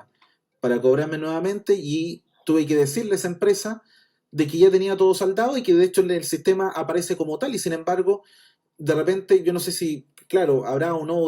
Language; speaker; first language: Spanish; native; Spanish